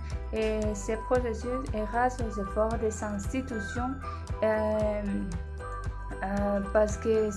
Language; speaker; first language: French; non-native, learner; Spanish